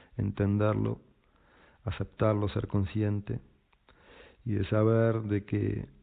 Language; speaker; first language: Spanish; native; Spanish